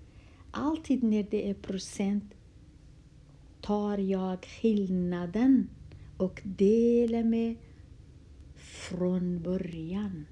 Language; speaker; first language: Swedish; non-native, fluent; Kurdish